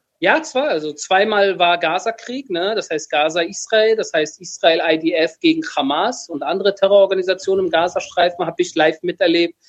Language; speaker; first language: German; early bilingual, other home language; Persian